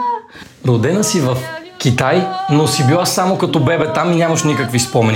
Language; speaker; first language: Bulgarian; native; Bulgarian